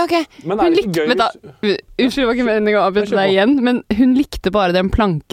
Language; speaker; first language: Norwegian; native; Norwegian